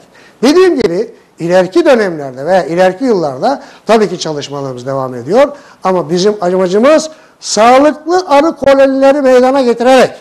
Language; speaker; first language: Turkish; native; Turkish